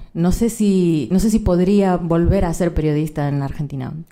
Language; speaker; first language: Spanish; native; Spanish